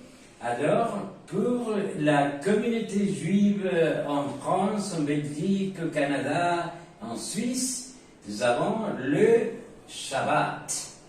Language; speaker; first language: French; non-native, fluent; Spanish